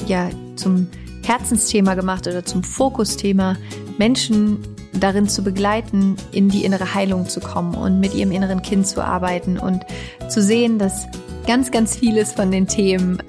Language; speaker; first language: German; native; German